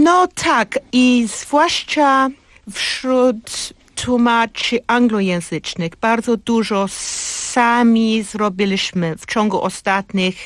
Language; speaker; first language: Polish; non-native, fluent; English